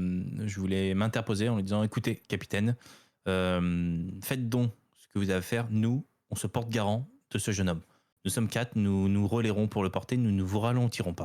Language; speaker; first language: French; native; French